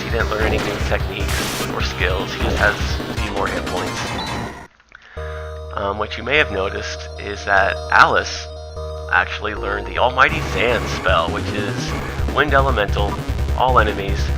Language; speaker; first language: English; native; English